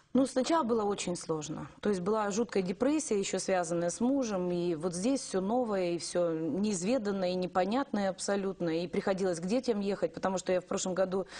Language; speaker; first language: Russian; native; Russian